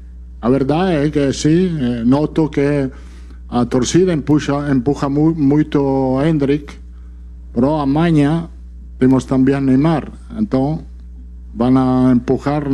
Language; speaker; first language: Portuguese; non-native, fluent; Italian